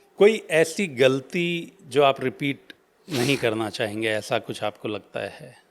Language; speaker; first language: Hindi; native; Hindi